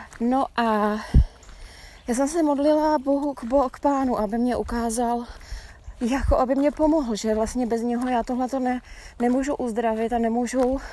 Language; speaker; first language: Czech; native; Czech